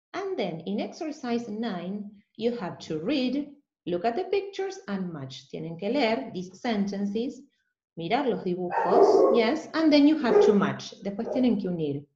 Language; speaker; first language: English; non-native, fluent; Spanish